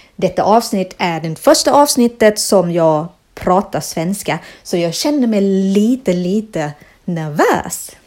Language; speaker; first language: Swedish; non-native, fluent; Thai